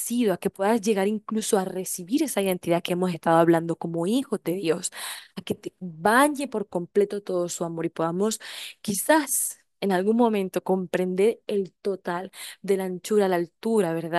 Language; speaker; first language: Spanish; native; Spanish